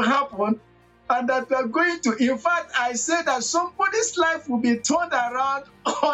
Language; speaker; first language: English; non-native, local second language; Igbo